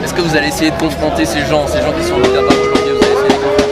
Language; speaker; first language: French; native; French